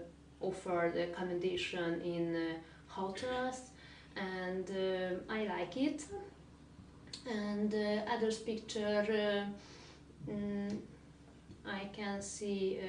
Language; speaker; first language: English; non-native, learner; Hungarian